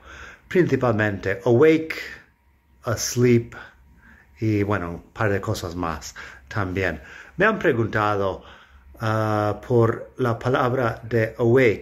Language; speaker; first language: Spanish; non-native, fluent; English